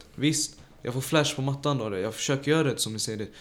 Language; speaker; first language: Swedish; early bilingual, other home language; Tajik